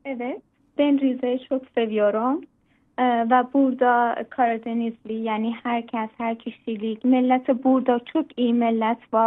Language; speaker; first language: Turkish; non-native, learner; Persian